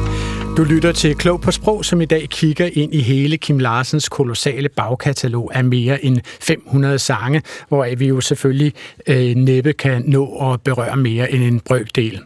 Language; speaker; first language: Danish; native; Danish